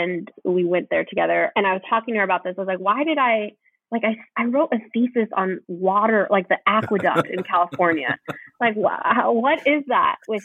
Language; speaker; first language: English; native; English